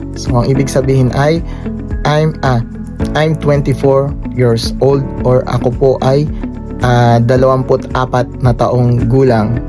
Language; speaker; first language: Filipino; native; Filipino